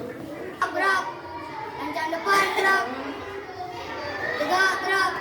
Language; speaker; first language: Indonesian; native; Indonesian